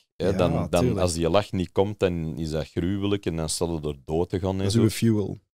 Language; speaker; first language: Dutch; non-native, fluent; English